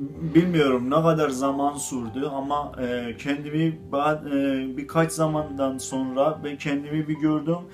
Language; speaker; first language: Turkish; non-native, learner; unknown